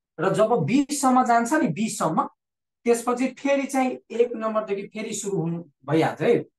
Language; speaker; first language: Nepali; non-native, local second language; Maithili